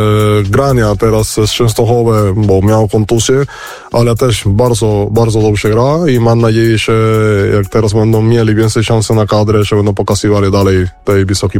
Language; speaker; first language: Polish; non-native, fluent; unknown